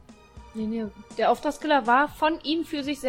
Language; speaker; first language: German; native; German